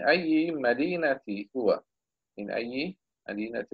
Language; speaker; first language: Arabic; non-native, fluent; English